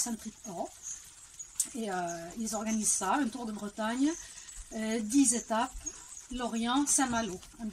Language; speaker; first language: French; native; French